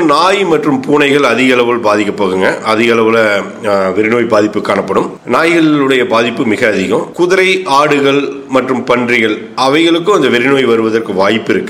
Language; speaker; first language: Tamil; native; Tamil